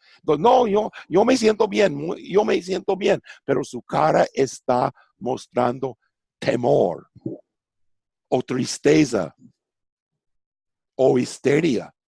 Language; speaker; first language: Spanish; non-native, fluent; English